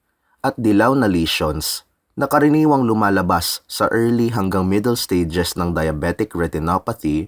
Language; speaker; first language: Filipino; native; Filipino